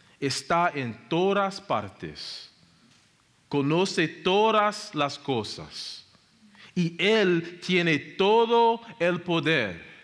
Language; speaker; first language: Spanish; non-native, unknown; English